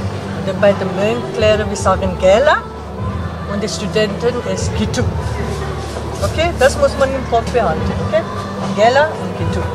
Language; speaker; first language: German; non-native, learner; Tibetan